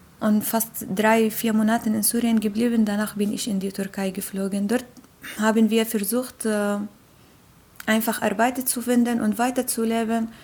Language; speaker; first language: German; non-native, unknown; Arabic